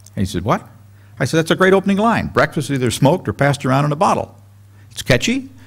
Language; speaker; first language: English; native; English